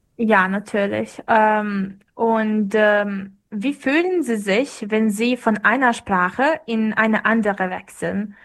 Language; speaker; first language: German; non-native, fluent; Serbian